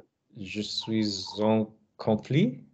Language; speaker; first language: French; non-native, learner; English